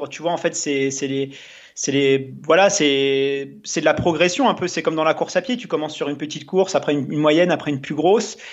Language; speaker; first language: French; native; French